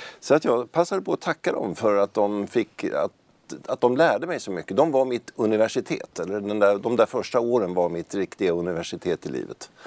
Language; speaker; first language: Swedish; native; Swedish